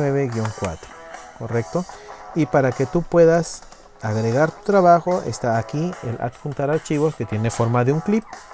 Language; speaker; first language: Spanish; native; Spanish